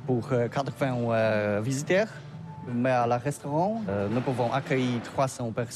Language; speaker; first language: French; non-native, learner; Polish